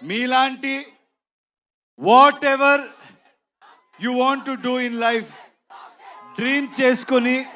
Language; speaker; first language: Telugu; non-native, learner; Kannada